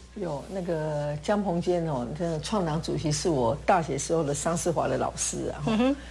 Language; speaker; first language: Chinese; native; Chinese